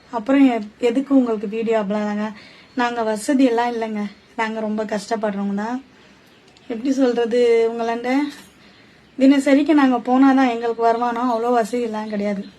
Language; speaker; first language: Tamil; non-native, local second language; Urdu